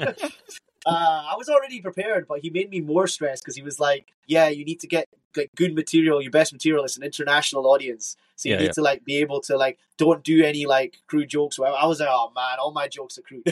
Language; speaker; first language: English; native; English